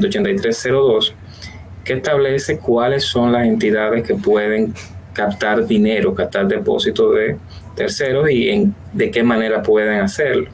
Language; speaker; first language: Spanish; native; Spanish